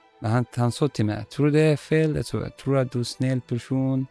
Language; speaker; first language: Swedish; non-native, learner; Arabic